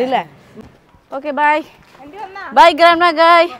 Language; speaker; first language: Malayalam; non-native, learner; Nepali